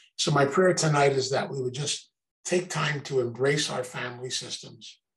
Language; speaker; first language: English; native; English